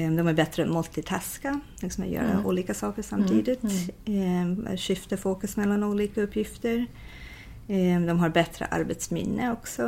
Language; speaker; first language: Swedish; non-native, fluent; English